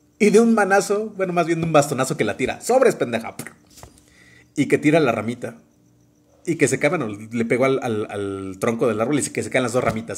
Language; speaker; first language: Spanish; native; Spanish